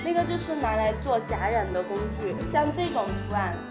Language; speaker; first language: Chinese; native; Chinese